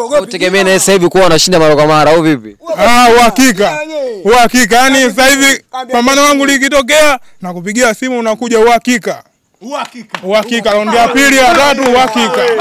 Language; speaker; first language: Swahili; native; Swahili